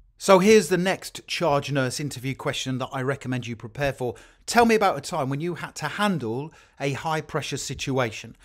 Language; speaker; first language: English; native; English